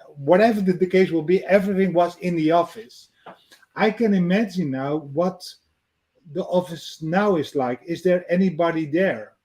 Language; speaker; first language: English; non-native, fluent; Dutch